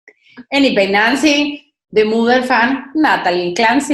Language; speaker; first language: Dutch; non-native, learner; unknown